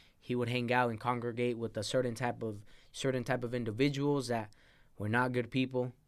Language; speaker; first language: English; early bilingual, other home language; Spanish